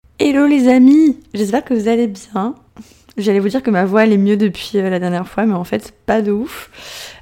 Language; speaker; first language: French; native; French